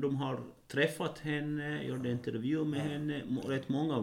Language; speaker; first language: Swedish; non-native, fluent; Arabic